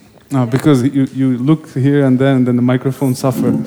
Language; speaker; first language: English; non-native, fluent; Czech